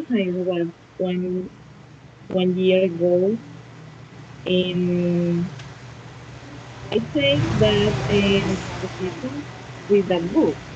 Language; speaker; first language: English; non-native, learner; Spanish